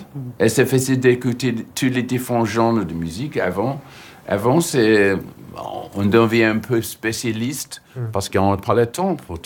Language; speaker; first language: French; non-native, fluent; English